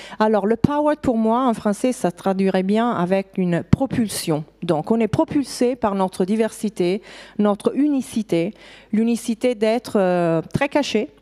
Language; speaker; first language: French; non-native, fluent; Italian